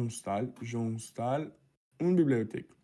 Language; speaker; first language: French; non-native, learner; Russian